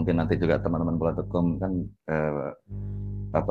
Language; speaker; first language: Indonesian; native; Indonesian